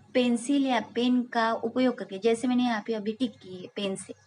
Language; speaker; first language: Hindi; non-native, local second language; Marathi